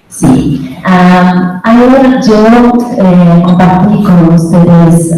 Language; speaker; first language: Spanish; non-native, fluent; Portuguese